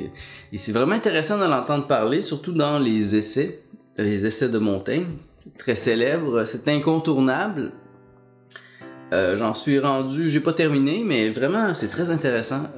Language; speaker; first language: French; native; French